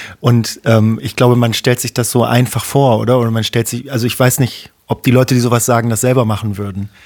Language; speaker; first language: German; native; German